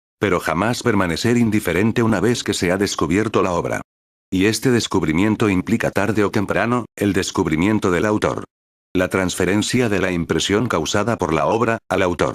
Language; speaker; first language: Spanish; native; Spanish